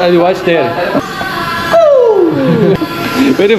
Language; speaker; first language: English; non-native, learner; Burmese